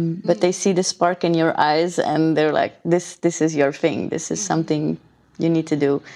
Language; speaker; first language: English; non-native, fluent; Dutch